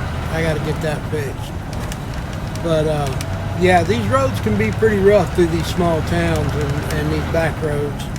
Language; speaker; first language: English; native; English